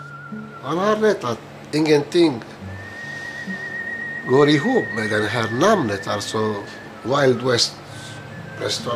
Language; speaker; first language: Swedish; non-native, learner; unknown